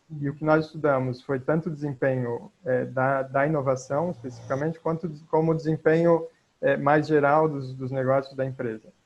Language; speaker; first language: Portuguese; native; Portuguese